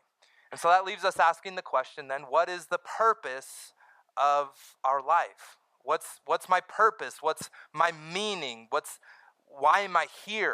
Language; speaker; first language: English; native; English